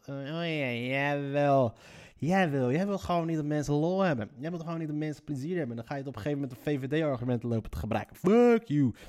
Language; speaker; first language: Dutch; early bilingual, other home language; Riffian